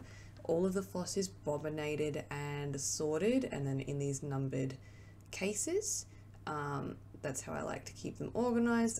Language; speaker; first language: English; native; English